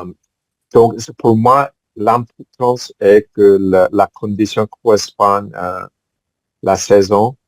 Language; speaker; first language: French; non-native, fluent; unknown